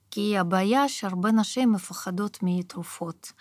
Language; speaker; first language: Hebrew; early bilingual, other home language; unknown